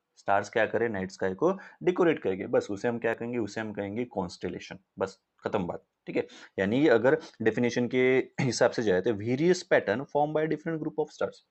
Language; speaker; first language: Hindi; non-native, local second language; Marathi